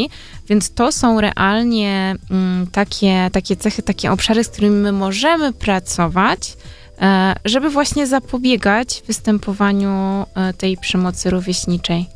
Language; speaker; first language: Polish; native; Polish